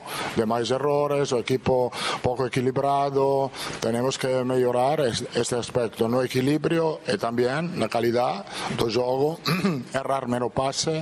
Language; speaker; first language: Portuguese; non-native, fluent; Italian